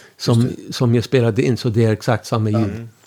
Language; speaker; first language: Swedish; non-native, fluent; English